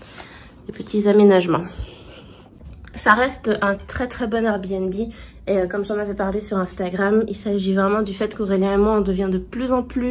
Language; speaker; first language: French; native; French